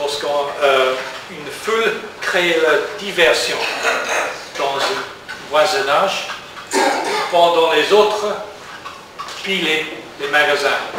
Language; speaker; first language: French; non-native, learner; English